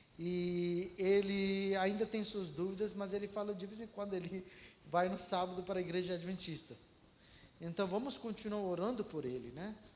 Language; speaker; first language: Portuguese; non-native, fluent; Malayalam